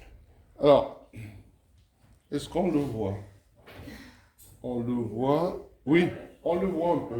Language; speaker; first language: French; native; French